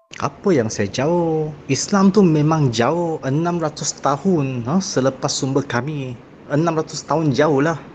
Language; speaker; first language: Malay; non-native, local second language; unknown